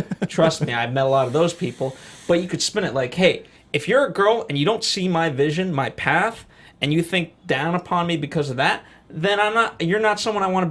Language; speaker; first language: English; native; English